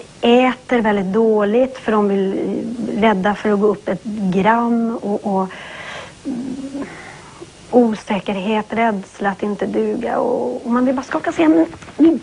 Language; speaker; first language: Swedish; native; Swedish